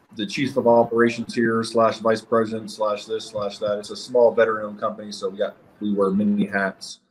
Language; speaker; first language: English; native; English